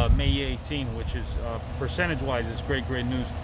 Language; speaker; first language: English; early bilingual, other home language; Spanish